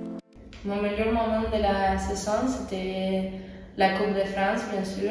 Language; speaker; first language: French; non-native, fluent; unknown